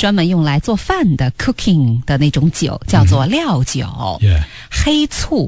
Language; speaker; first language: Chinese; native; Chinese